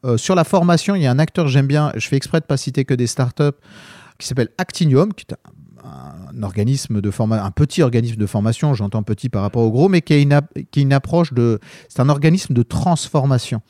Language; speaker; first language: French; native; French